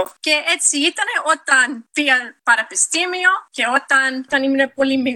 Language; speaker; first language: Greek; early bilingual, heritage; English